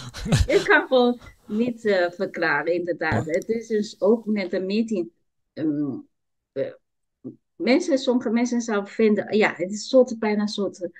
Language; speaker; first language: Dutch; non-native, learner; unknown